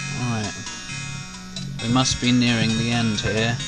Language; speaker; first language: English; native; English